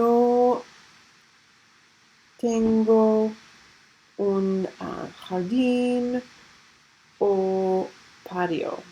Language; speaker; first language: Spanish; non-native, learner; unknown